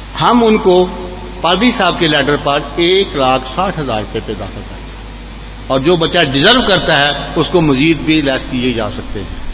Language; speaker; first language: Urdu; native; Urdu